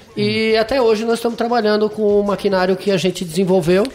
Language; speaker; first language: Portuguese; non-native, fluent; French